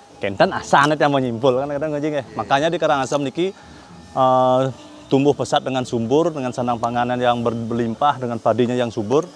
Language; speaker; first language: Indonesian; non-native, local second language; Balinese